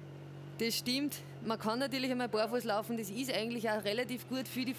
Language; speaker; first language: German; native; German